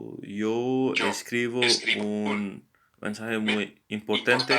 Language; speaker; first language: Spanish; non-native, learner; English